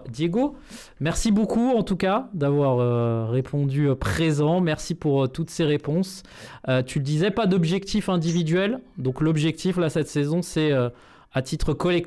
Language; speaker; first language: French; native; French